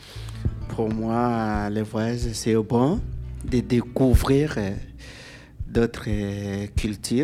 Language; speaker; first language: French; non-native, learner; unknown